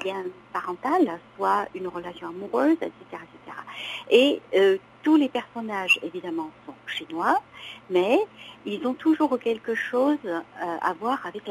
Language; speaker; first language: French; non-native, fluent; Chinese